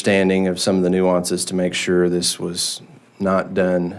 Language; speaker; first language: English; native; English